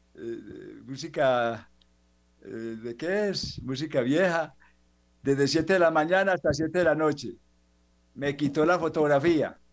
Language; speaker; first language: Spanish; native; Spanish